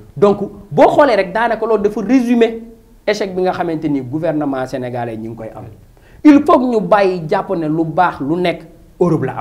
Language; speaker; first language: French; non-native, local second language; Wolof